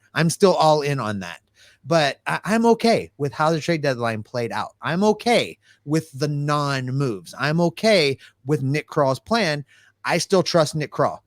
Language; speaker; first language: English; native; English